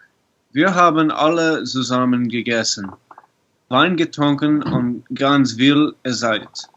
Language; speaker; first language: German; non-native, learner; English